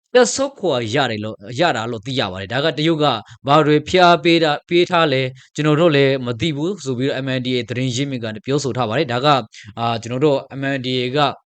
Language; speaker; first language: Burmese; native; Burmese